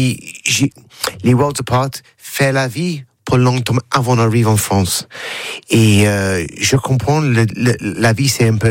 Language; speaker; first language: French; non-native, learner; English